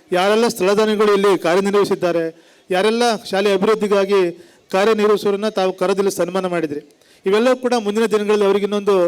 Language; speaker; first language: Kannada; native; Kannada